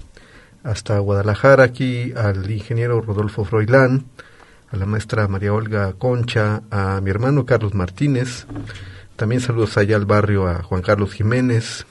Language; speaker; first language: Spanish; native; Spanish